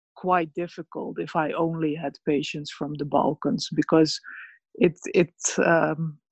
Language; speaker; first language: English; early bilingual, other home language; Bosnian